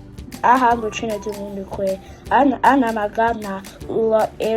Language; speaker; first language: Igbo; non-native, learner; English